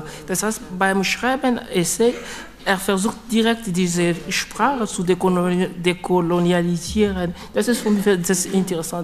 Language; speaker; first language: German; non-native, learner; French